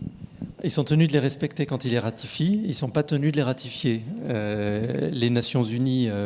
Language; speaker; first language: French; native; French